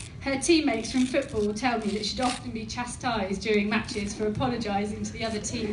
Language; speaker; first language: English; native; English